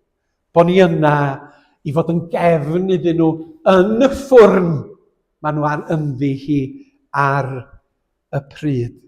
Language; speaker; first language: Welsh; native; Welsh